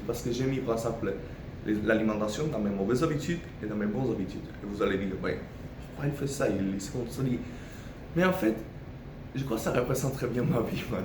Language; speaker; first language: French; non-native, fluent; Spanish